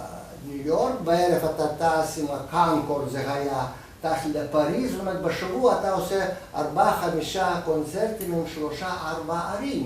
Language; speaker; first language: Hebrew; non-native, fluent; Russian